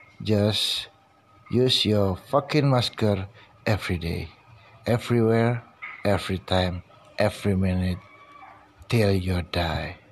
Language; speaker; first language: English; non-native, learner; Indonesian